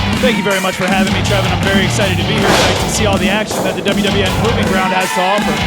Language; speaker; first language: English; native; English